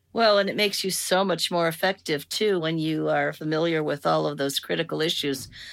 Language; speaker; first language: English; native; English